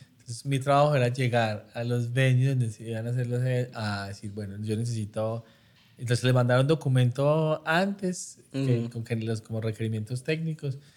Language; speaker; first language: Spanish; native; Spanish